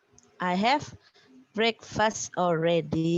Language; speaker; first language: English; non-native, fluent; Indonesian